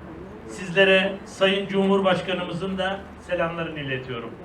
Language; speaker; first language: Turkish; native; Turkish